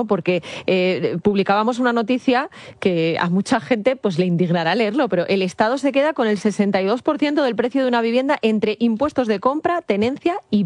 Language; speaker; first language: Spanish; native; Spanish